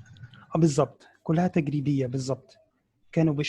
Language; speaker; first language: Arabic; native; Arabic